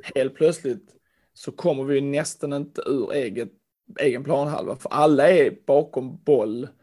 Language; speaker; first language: Swedish; native; Swedish